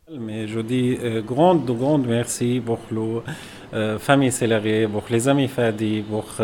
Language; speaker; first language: French; non-native, learner; Arabic